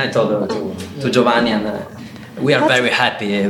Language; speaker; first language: English; non-native, learner; Italian